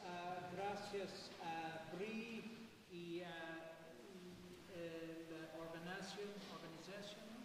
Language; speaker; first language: Spanish; non-native, learner; English